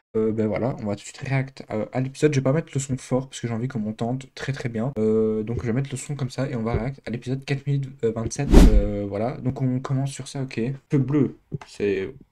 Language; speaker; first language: French; native; French